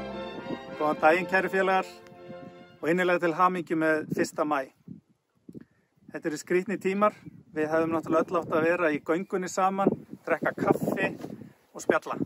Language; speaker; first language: Icelandic; native; Icelandic